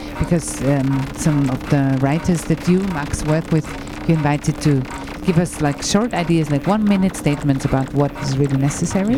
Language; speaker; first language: English; non-native, fluent; German